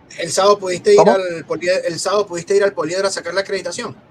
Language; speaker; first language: Spanish; native; Spanish